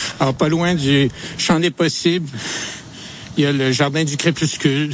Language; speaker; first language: French; native; French